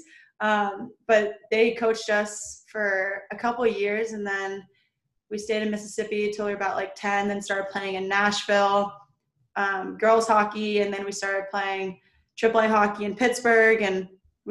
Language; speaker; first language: English; native; English